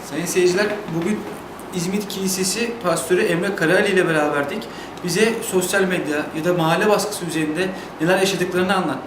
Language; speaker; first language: Turkish; native; Turkish